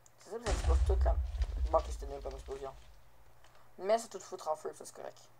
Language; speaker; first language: French; native; French